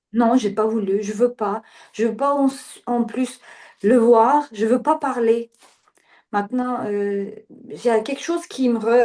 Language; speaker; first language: French; non-native, learner; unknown